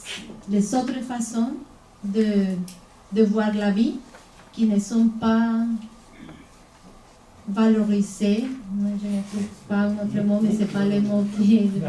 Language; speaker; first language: French; non-native, fluent; Spanish